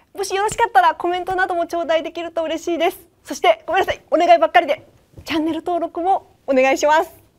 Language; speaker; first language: Japanese; native; Japanese